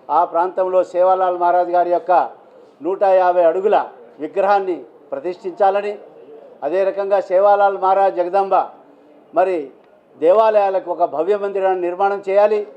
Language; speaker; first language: Telugu; non-native, local second language; Lambadi